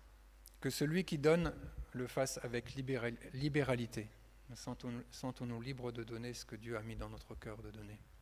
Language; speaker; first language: French; native; French